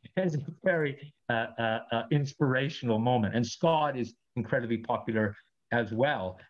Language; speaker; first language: English; native; English